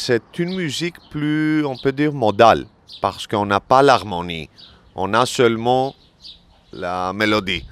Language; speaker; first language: French; non-native, learner; Greek